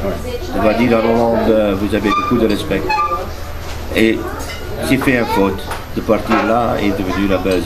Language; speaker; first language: French; non-native, learner; Dutch